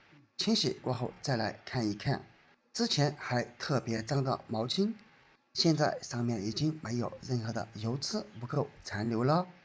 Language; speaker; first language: Chinese; native; Chinese